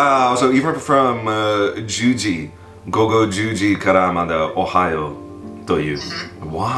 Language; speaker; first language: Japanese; non-native, learner; English